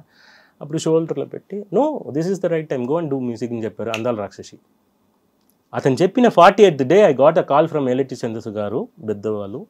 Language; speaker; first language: Telugu; non-native, fluent; Tamil